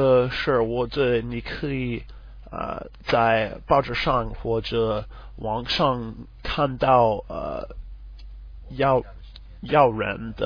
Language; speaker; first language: Chinese; non-native, learner; English